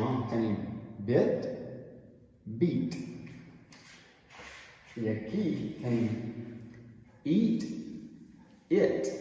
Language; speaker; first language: Portuguese; non-native, fluent; English